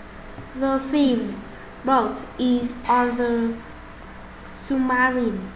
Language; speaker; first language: English; non-native, learner; Vietnamese